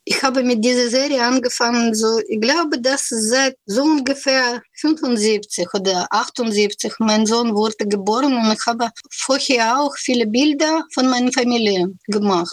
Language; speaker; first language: German; non-native, learner; Russian